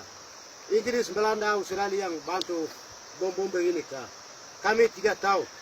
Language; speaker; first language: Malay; non-native, local second language; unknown